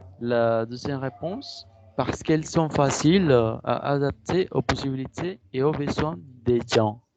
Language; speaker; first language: French; non-native, fluent; Spanish